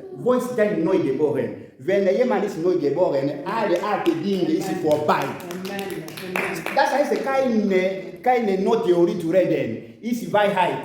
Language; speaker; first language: German; non-native, learner; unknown